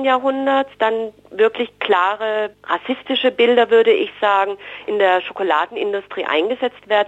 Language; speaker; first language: German; native; German